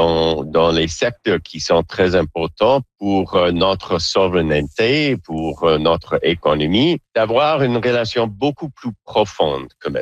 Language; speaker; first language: French; non-native, learner; English